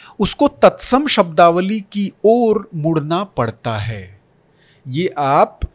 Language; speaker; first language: Hindi; non-native, local second language; Bhojpuri